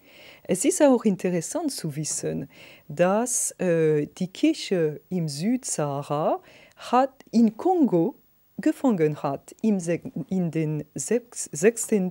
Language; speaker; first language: German; non-native, fluent; French